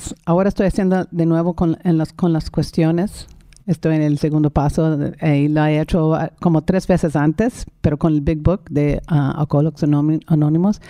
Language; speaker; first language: Spanish; non-native, fluent; English